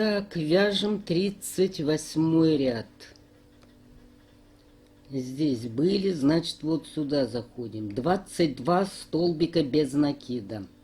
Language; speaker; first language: Russian; native; Russian